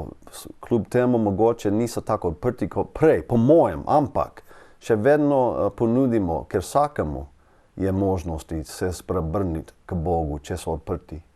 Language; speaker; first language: Slovenian; non-native, learner; English